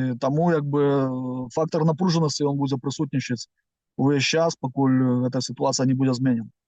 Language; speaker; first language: Belarusian; non-native, local second language; Russian